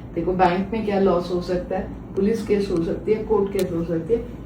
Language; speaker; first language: Hindi; non-native, local second language; Marathi